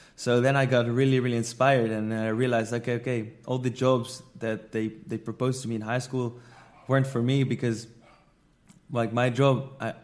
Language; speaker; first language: English; non-native, fluent; Dutch